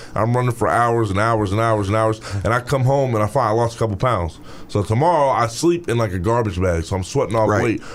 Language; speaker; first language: English; native; English